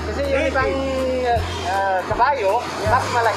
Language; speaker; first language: Filipino; non-native, learner; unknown